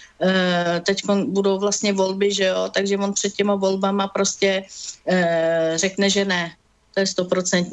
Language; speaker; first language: Czech; native; Czech